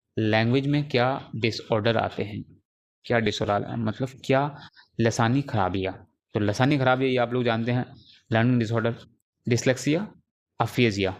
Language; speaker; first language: Urdu; native; Urdu